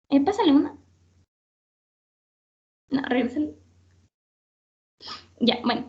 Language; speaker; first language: Spanish; native; Spanish